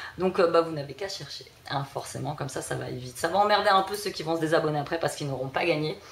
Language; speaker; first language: French; early bilingual, other home language; Portuguese